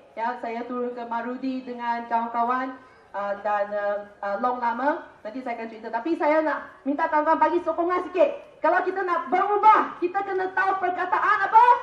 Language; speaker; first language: Malay; non-native, local second language; Chinese